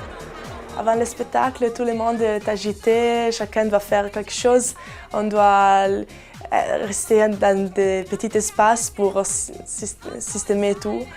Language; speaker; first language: French; non-native, local second language; Italian